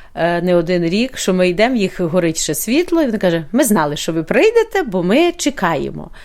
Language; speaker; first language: Ukrainian; native; Ukrainian